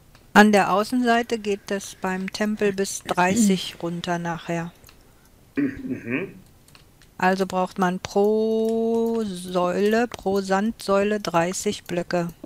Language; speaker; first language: German; native; German